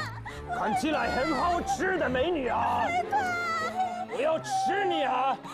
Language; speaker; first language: Chinese; non-native, learner; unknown